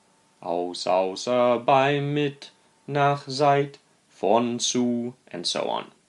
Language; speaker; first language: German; non-native, fluent; English